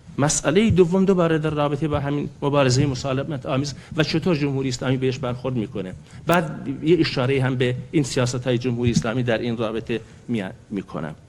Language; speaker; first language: Persian; non-native, local second language; Kurdish